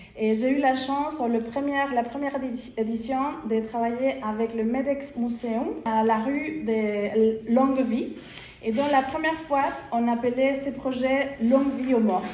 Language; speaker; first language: French; non-native, fluent; Spanish